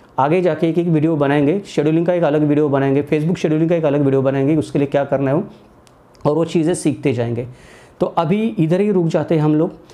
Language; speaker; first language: Hindi; non-native, local second language; Marathi